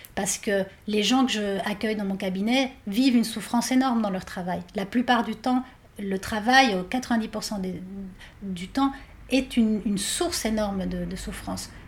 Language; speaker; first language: French; non-native, fluent; Spanish